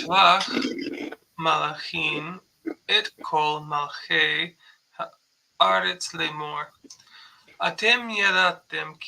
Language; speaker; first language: Hebrew; non-native, learner; English